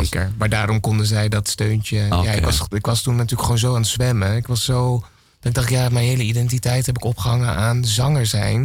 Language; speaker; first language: Dutch; native; Dutch